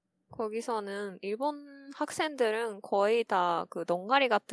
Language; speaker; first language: Korean; non-native, fluent; Japanese